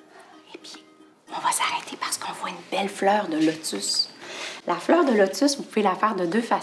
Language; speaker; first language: French; native; French